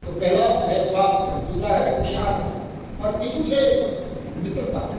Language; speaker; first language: Hindi; non-native, local second language; Gujarati